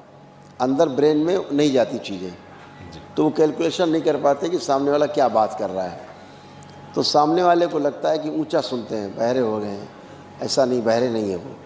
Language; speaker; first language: Hindi; native; Hindi